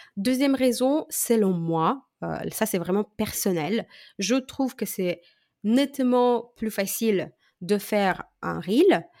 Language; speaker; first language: French; non-native, fluent; Romanian